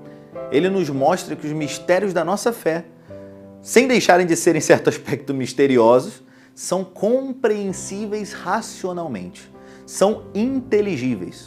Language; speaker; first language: Portuguese; native; Portuguese